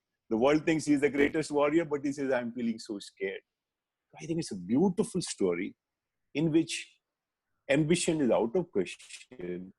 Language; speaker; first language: English; non-native, local second language; Hindi